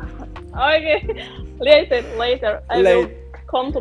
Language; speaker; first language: English; non-native, learner; Russian